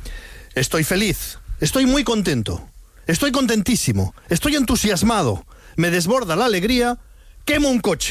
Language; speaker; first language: Spanish; native; Spanish